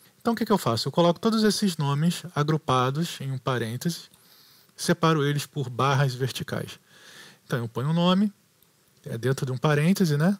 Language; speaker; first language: Portuguese; native; Portuguese